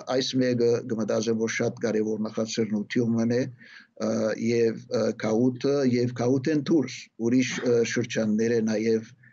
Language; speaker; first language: Armenian; early bilingual, heritage; Armenian